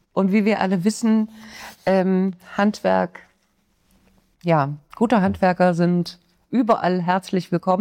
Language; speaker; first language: German; native; German